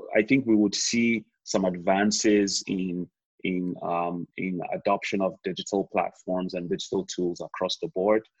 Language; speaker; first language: English; non-native, local second language; Yoruba